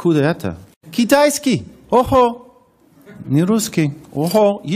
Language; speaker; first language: Russian; non-native, learner; English